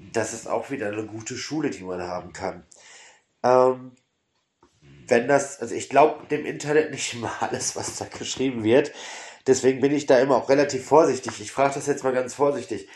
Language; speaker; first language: German; native; German